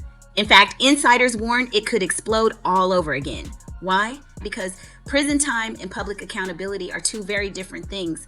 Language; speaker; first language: English; native; English